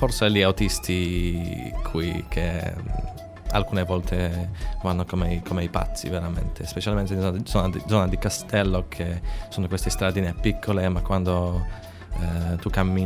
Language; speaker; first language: Italian; non-native, fluent; Polish